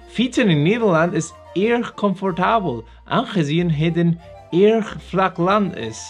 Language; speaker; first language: Dutch; non-native, learner; Spanish